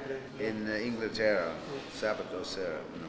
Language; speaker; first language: Italian; non-native, learner; English